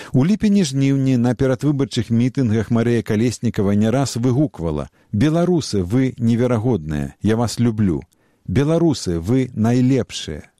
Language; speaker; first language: Belarusian; native; Belarusian